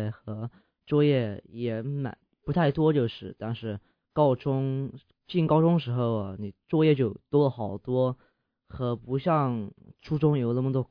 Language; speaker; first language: Chinese; early bilingual, heritage; English